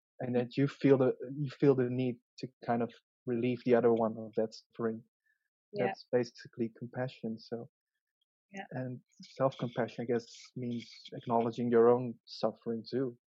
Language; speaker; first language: English; non-native, local second language; Dutch